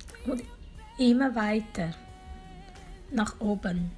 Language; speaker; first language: German; non-native, learner; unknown